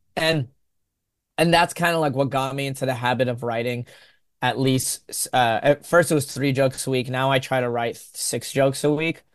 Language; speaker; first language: English; native; English